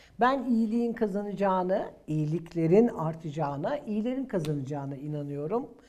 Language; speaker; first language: Turkish; native; Turkish